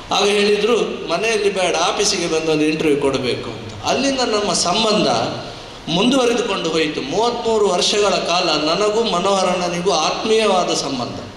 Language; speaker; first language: Kannada; non-native, local second language; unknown